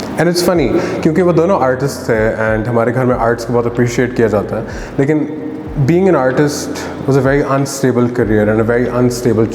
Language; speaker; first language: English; non-native, local second language; Urdu